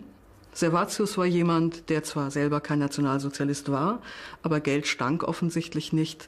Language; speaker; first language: German; native; German